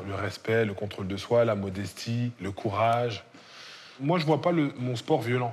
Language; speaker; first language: French; native; French